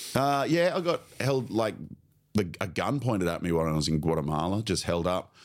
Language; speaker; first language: English; native; English